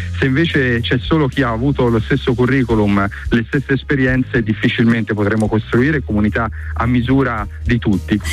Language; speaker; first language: Italian; early bilingual, other home language; Albanian